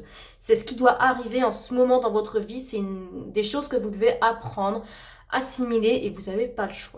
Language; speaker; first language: French; native; French